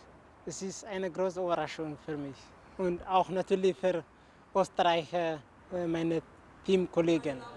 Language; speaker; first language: German; non-native, fluent; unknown